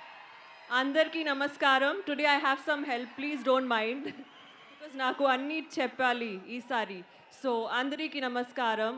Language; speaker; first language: Telugu; non-native, learner; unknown